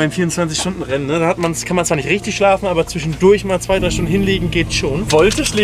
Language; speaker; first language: German; native; German